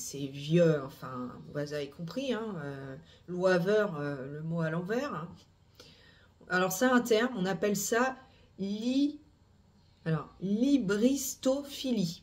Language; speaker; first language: French; native; French